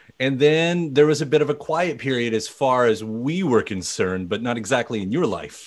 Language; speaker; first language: English; native; English